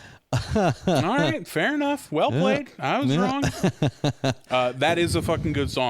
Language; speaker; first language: English; native; English